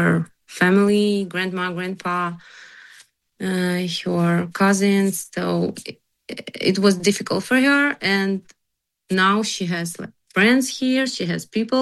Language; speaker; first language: English; non-native, learner; Ukrainian